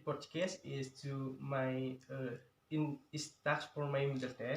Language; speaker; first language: English; non-native, learner; Indonesian